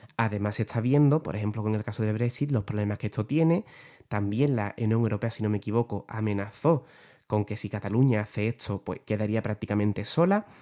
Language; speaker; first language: Spanish; native; Spanish